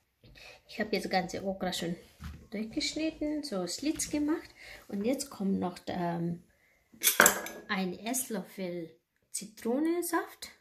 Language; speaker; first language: German; non-native, learner; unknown